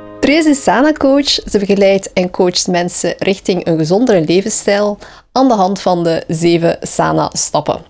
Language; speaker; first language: Dutch; native; Dutch